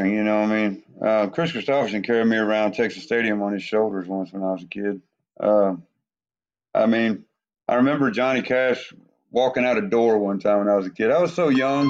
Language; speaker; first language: English; native; English